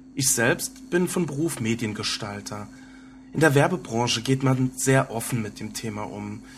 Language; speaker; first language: German; native; German